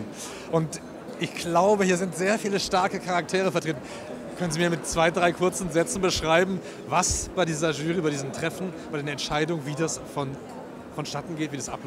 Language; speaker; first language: German; native; German